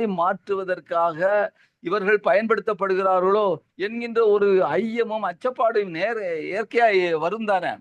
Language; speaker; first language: Tamil; native; Tamil